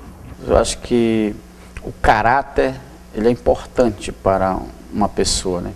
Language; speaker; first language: Portuguese; native; Portuguese